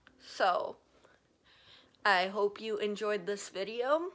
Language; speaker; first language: English; native; English